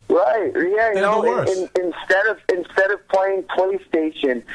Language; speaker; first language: English; native; English